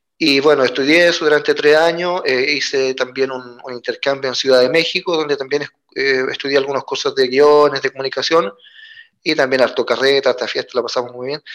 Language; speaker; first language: Spanish; native; Spanish